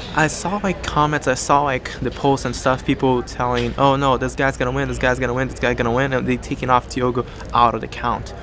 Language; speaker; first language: English; non-native, fluent; Portuguese